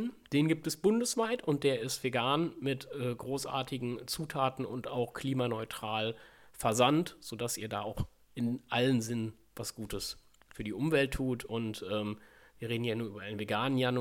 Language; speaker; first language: German; native; German